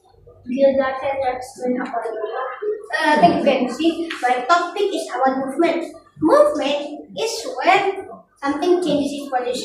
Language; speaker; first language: English; non-native, learner; Indonesian